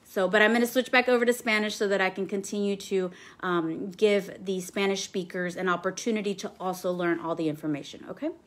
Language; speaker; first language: English; early bilingual, other home language; Spanish